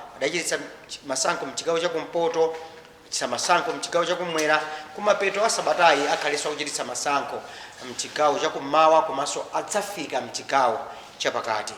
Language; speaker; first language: Nyanja; native; Nyanja